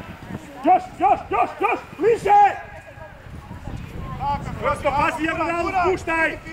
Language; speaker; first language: Croatian; native; Croatian